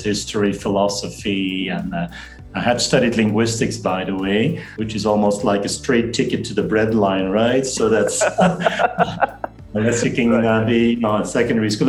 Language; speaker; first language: English; non-native, fluent; Dutch